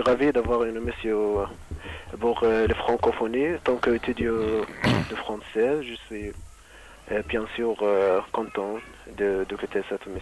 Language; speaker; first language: French; non-native, learner; Arabic